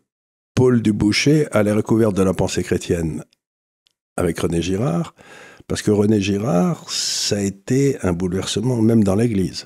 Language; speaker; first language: French; native; French